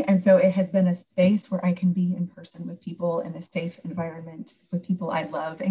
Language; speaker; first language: English; native; English